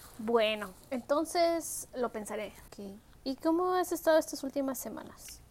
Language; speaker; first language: Spanish; early bilingual, heritage; Spanish